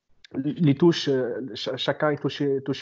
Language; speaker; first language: French; non-native, local second language; Arabic